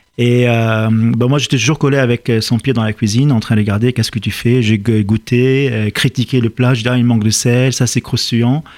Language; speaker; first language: French; non-native, fluent; Arabic